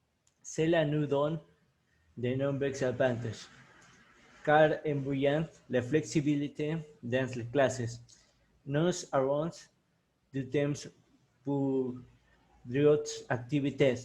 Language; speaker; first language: French; non-native, learner; Spanish